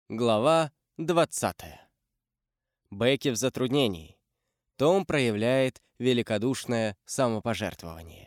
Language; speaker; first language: Russian; native; Russian